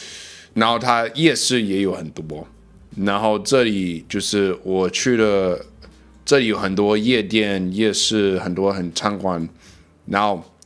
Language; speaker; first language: Chinese; early bilingual, heritage; English